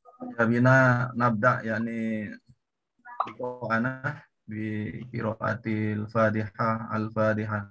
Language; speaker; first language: Arabic; non-native, learner; Indonesian